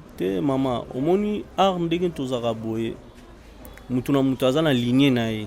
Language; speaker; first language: Lingala; non-native, local second language; Kongo